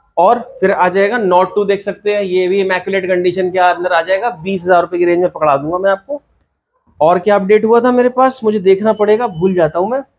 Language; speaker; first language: Hindi; native; Hindi